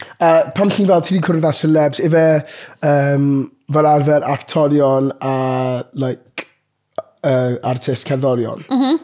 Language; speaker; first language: Welsh; non-native, local second language; English